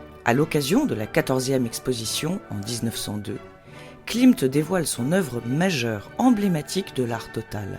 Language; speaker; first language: French; native; French